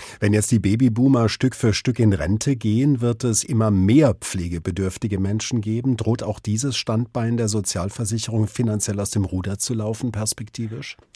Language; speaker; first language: German; native; German